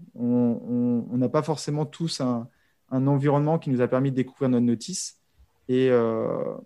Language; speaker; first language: French; native; French